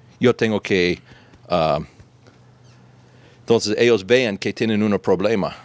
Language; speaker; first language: Spanish; non-native, fluent; English